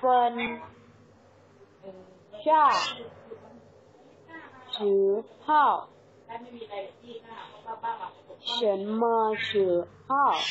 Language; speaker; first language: Chinese; non-native, learner; Thai